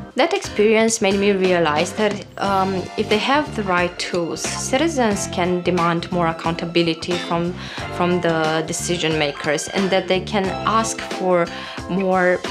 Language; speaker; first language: English; non-native, fluent; Romanian